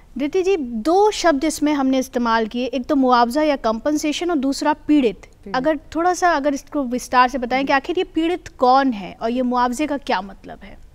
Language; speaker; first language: Hindi; native; Hindi